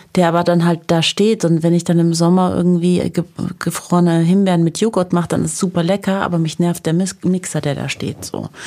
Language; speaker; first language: German; native; German